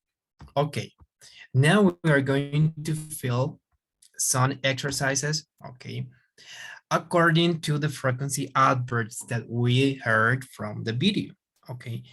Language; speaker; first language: English; non-native, fluent; Spanish